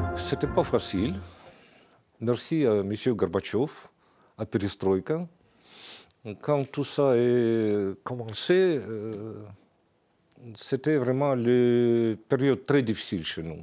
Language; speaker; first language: French; non-native, fluent; Russian